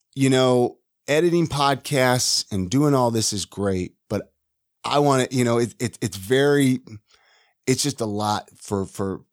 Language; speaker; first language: English; native; English